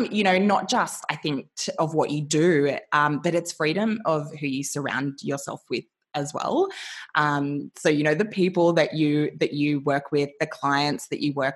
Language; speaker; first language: English; native; English